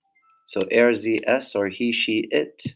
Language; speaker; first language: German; non-native, fluent; English